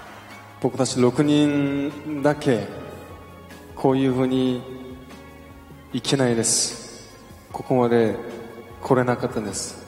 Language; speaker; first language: Japanese; non-native, learner; Korean